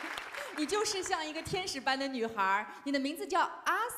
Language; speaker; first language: Chinese; native; Chinese